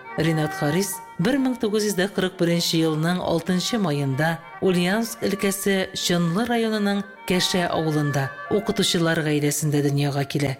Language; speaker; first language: Tatar; native; Tatar